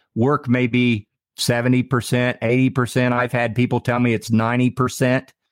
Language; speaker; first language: English; native; English